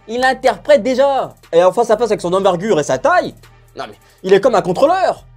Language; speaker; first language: French; native; French